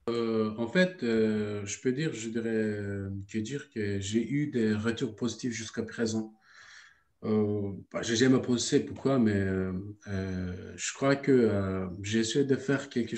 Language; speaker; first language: French; non-native, learner; Turkish